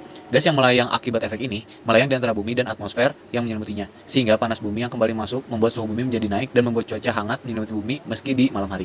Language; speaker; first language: Indonesian; native; Indonesian